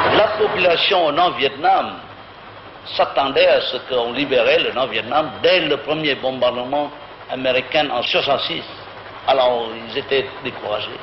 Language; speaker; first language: French; non-native, local second language; Vietnamese